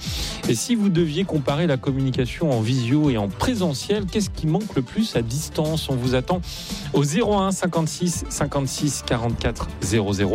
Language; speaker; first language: French; native; French